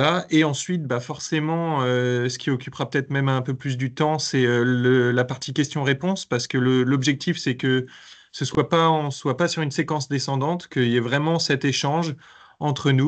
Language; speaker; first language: French; native; French